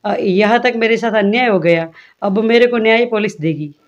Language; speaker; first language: Hindi; non-native, local second language; Gujarati